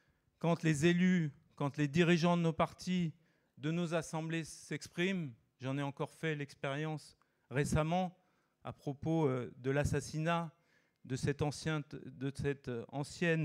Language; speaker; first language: French; native; French